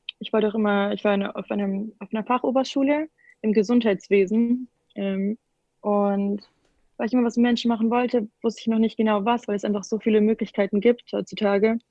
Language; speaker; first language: German; native; German